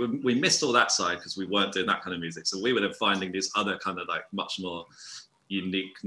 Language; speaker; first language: English; native; English